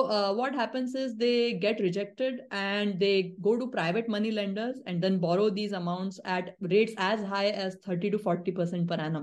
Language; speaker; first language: English; non-native, local second language; Marathi